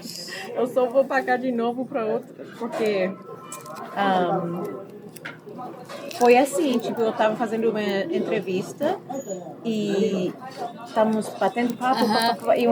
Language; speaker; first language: Portuguese; early bilingual, heritage; Portuguese